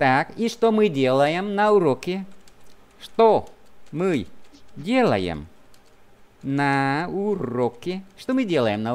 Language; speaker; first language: Russian; non-native, fluent; Vietnamese